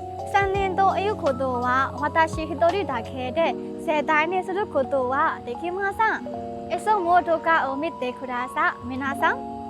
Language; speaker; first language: Japanese; non-native, learner; Burmese